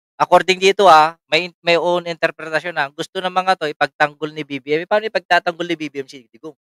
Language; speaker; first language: Filipino; native; Filipino